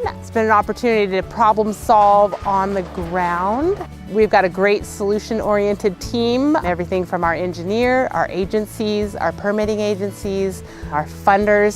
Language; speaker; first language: English; native; English